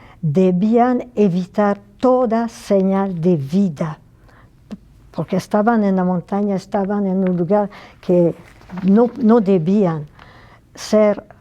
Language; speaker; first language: Spanish; non-native, fluent; French